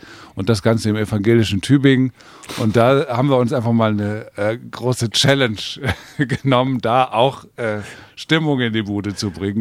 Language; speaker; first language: German; native; German